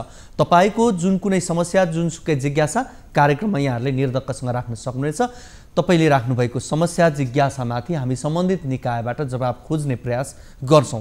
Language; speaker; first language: Nepali; native; Nepali